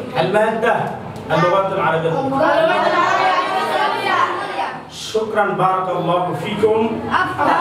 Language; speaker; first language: Arabic; non-native, fluent; Bangla